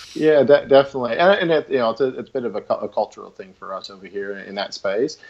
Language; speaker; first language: English; native; English